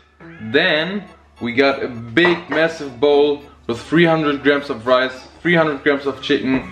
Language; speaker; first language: English; non-native, fluent; German